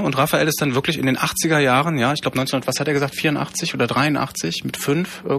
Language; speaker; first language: German; native; German